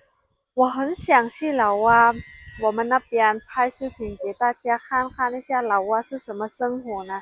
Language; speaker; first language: Chinese; non-native, learner; Lao